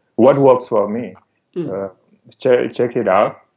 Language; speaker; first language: English; non-native, fluent; Wolof